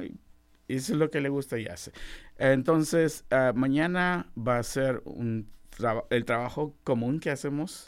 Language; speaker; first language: Spanish; native; Spanish